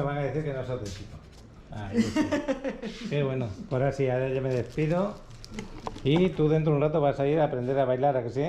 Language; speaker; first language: Spanish; native; Spanish